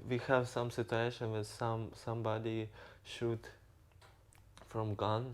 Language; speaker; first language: English; non-native, learner; Ukrainian